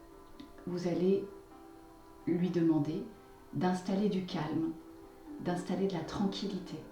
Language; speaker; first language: French; native; French